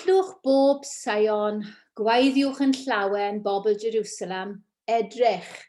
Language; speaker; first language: Welsh; non-native, local second language; English